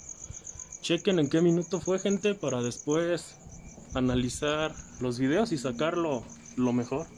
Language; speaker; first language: Spanish; native; Spanish